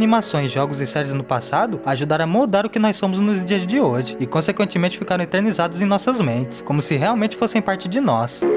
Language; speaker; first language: Portuguese; native; Portuguese